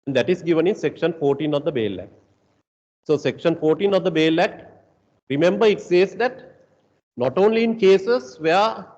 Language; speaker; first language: English; non-native, local second language; Sinhala